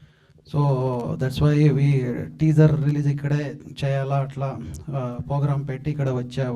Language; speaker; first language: Telugu; non-native, learner; Kannada